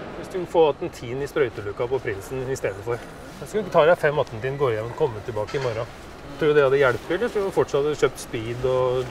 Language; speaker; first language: Norwegian; native; Norwegian